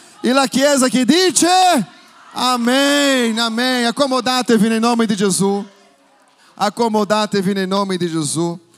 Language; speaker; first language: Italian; non-native, fluent; Portuguese